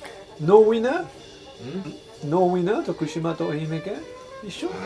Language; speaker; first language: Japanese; non-native, learner; French